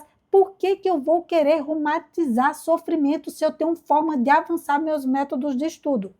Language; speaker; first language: Portuguese; native; Portuguese